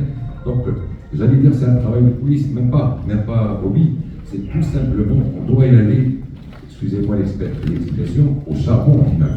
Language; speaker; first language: French; non-native, local second language; Arabic